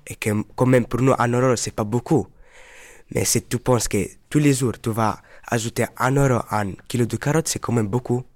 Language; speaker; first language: French; non-native, learner; Arabic